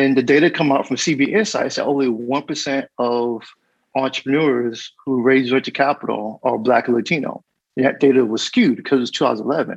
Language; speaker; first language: English; native; English